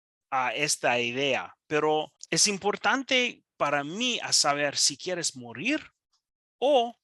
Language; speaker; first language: Spanish; non-native, learner; English